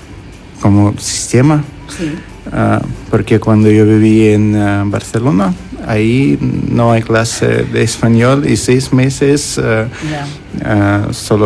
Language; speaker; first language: Spanish; non-native, learner; Russian